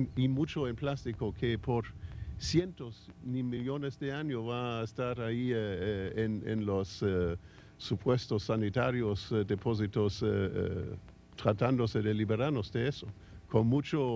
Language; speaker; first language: Spanish; non-native, fluent; German